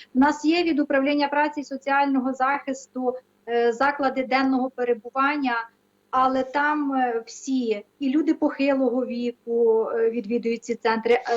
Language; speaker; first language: Ukrainian; native; Ukrainian